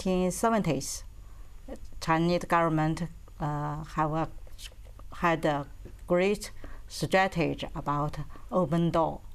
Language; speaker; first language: English; non-native, learner; Chinese